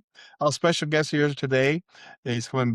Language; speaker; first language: English; native; English